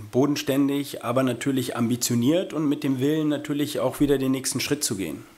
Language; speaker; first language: German; native; German